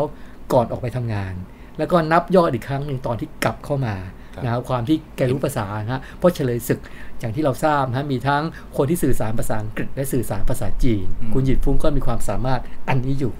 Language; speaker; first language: Thai; native; Thai